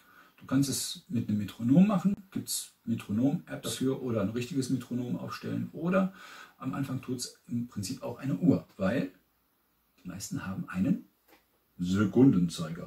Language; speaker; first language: German; native; German